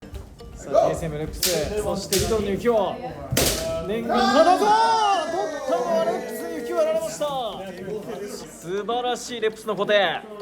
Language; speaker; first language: Japanese; native; Japanese